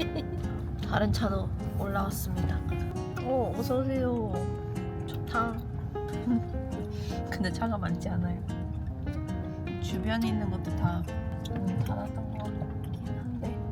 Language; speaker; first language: Korean; non-native, fluent; Swedish